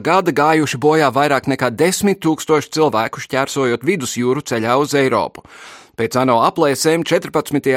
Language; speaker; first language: Latvian; early bilingual, heritage; Latvian